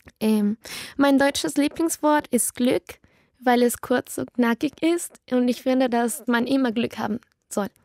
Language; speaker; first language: German; non-native, learner; Spanish